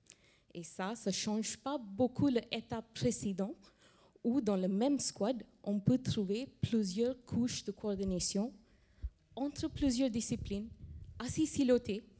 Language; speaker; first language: French; non-native, fluent; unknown